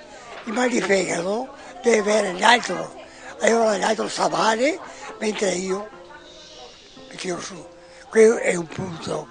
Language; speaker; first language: Italian; non-native, local second language; Venetian